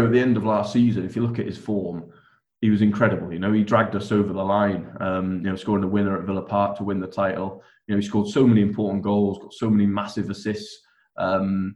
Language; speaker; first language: English; native; English